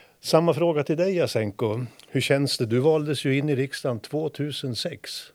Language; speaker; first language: Swedish; native; Swedish